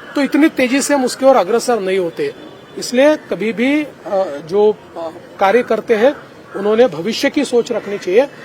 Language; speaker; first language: Hindi; non-native, local second language; Marathi